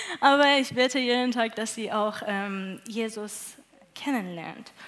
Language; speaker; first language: German; non-native, learner; Persian